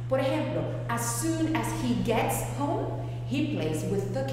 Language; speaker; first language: English; non-native, fluent; Spanish